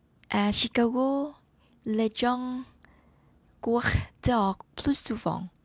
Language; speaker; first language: French; non-native, learner; Vietnamese